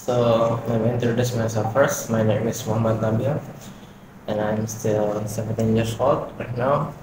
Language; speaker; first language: English; non-native, fluent; Indonesian